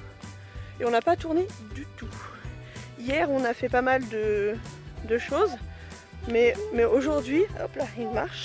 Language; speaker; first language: French; native; French